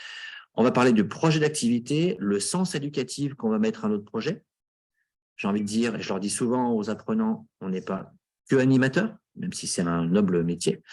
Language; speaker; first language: French; native; French